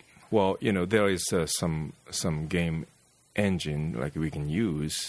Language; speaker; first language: English; non-native, fluent; Japanese